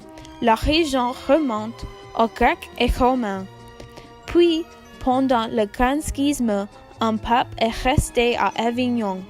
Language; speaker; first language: French; non-native, learner; English